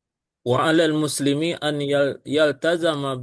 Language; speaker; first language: Arabic; non-native, learner; Indonesian